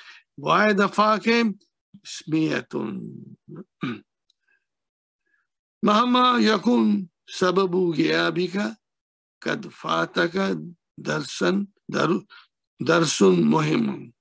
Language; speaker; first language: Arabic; non-native, fluent; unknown